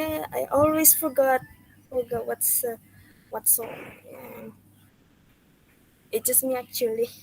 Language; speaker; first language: English; non-native, learner; Indonesian